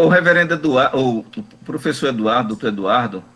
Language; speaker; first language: Portuguese; native; Portuguese